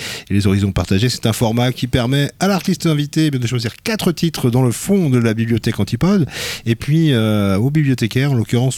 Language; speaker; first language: French; native; French